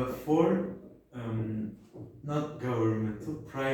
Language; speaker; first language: English; non-native, learner; Turkish